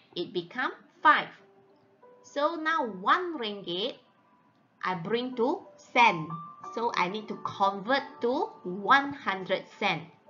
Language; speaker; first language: English; non-native, local second language; Malay